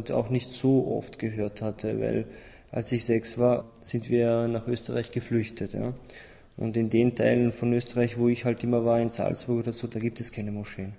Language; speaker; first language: German; early bilingual, other home language; Albanian